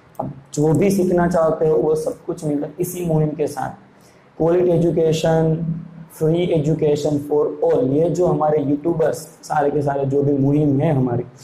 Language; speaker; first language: Hindi; non-native, local second language; Gujarati